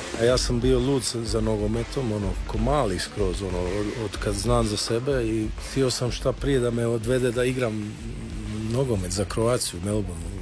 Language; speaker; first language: Croatian; early bilingual, heritage; Croatian